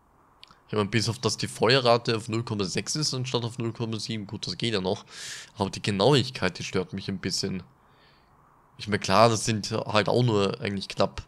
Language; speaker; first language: German; native; German